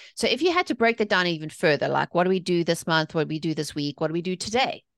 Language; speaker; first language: English; native; English